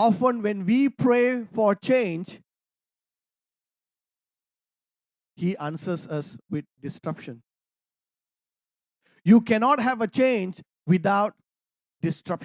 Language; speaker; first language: English; non-native, local second language; Tamil